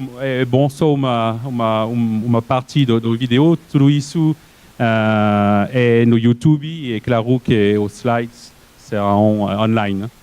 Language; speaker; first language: Portuguese; non-native, fluent; French